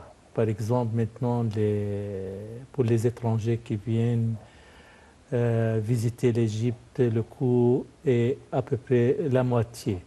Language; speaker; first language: French; non-native, fluent; Arabic